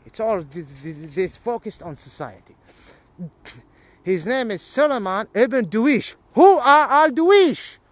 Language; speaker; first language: English; non-native, fluent; Arabic